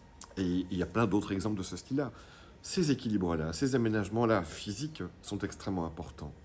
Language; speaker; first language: French; native; French